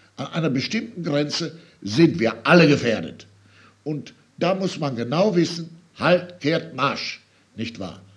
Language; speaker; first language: German; native; German